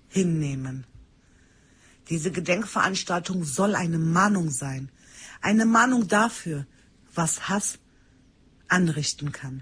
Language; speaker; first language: German; early bilingual, other home language; Turkish